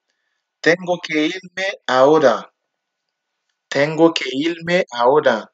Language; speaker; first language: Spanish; non-native, learner; Haitian Creole